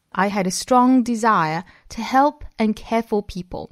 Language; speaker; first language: English; non-native, fluent; Chinese